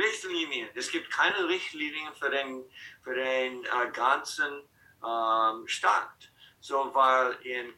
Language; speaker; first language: German; non-native, fluent; English